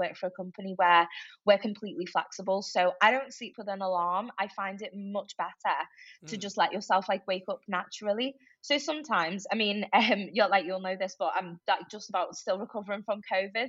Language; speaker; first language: English; native; English